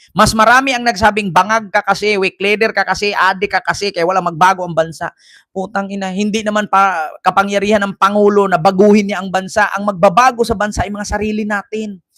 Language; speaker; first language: Filipino; native; Filipino